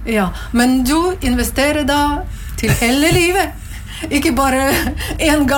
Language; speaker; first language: Norwegian; non-native, learner; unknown